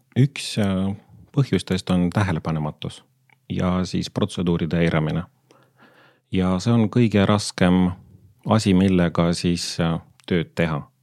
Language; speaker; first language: Estonian; non-native, local second language; Russian